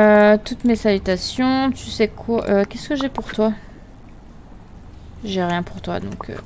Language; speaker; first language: French; native; French